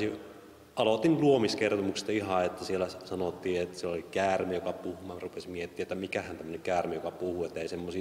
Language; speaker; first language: Finnish; native; Finnish